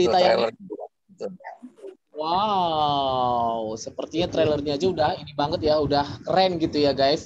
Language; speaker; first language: Indonesian; native; Indonesian